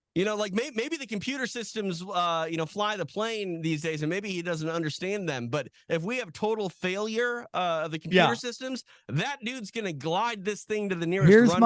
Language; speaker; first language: English; native; English